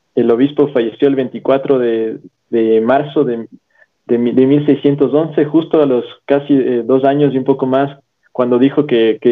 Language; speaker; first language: Spanish; native; Spanish